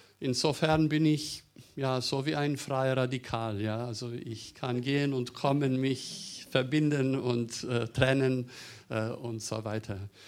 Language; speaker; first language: German; non-native, fluent; Serbian